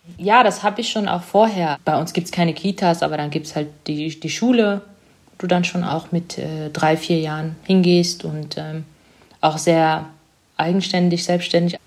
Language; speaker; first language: German; early bilingual, other home language; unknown